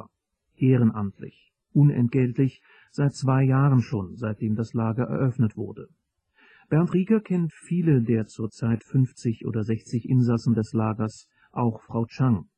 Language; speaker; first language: German; native; German